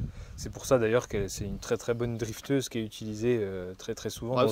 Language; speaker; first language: French; native; French